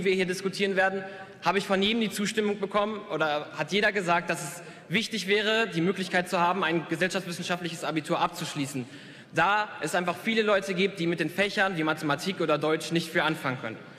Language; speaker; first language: German; native; German